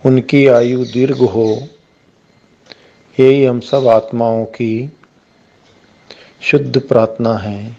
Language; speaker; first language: Hindi; native; Hindi